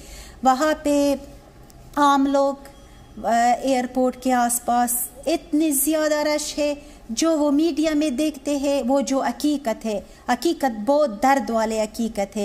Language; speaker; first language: Hindi; non-native, learner; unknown